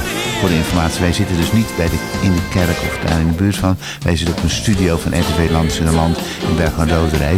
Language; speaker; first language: Dutch; native; Dutch